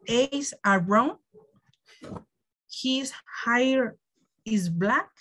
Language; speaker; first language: English; non-native, learner; Spanish